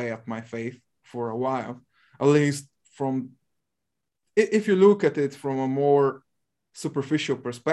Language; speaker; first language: English; non-native, fluent; Bulgarian